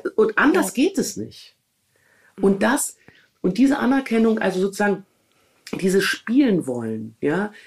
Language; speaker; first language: German; native; German